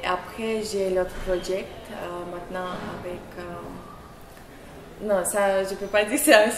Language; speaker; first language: French; non-native, learner; Russian